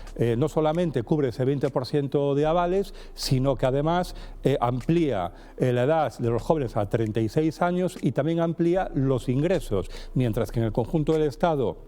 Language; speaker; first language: Spanish; native; Spanish